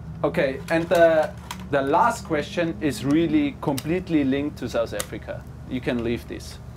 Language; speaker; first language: English; non-native, fluent; German